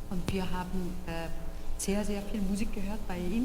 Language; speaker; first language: German; non-native, fluent; Korean